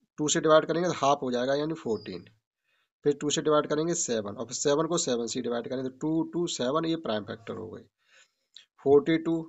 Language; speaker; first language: Hindi; native; Hindi